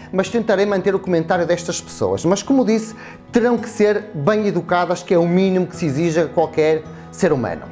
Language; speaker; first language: Portuguese; native; Portuguese